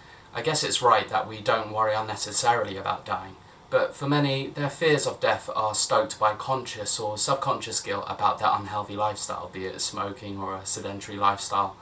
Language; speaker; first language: English; native; English